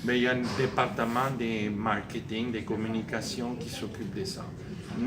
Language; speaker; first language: French; native; French